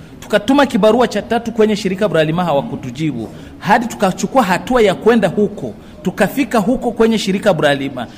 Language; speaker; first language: Swahili; native; Swahili